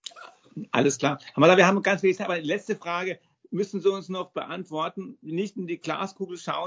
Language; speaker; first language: German; native; German